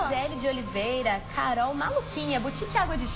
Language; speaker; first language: Portuguese; native; Portuguese